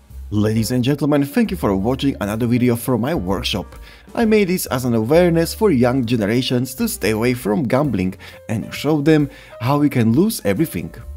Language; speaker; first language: English; non-native, fluent; Slovak